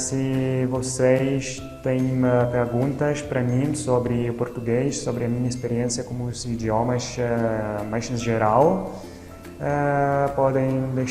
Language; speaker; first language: Portuguese; non-native, fluent; Italian